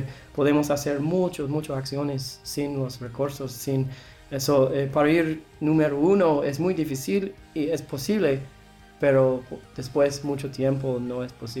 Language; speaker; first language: Spanish; non-native, learner; English